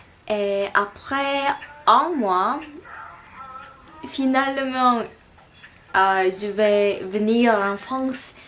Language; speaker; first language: French; non-native, learner; Korean